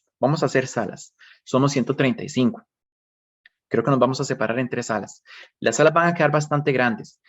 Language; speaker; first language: Spanish; native; Spanish